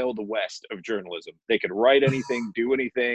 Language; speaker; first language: English; native; English